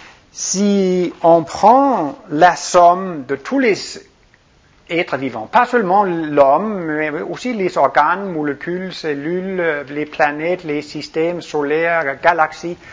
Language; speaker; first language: French; non-native, fluent; Danish